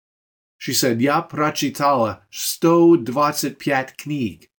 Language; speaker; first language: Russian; non-native, fluent; English